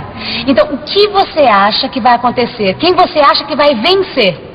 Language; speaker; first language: Portuguese; native; Portuguese